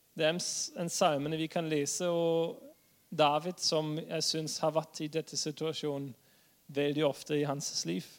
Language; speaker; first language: Norwegian; non-native, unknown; German